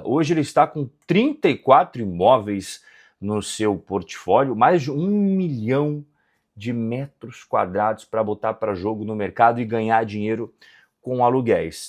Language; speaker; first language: Portuguese; native; Portuguese